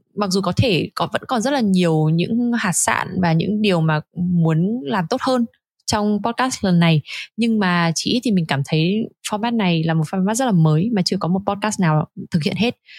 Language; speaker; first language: Vietnamese; native; Vietnamese